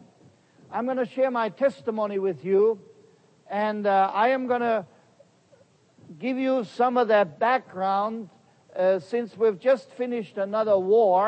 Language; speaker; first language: English; non-native, fluent; German